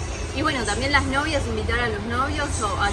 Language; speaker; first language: Spanish; native; Spanish